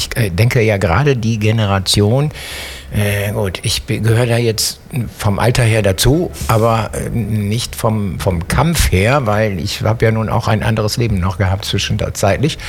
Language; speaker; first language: German; native; German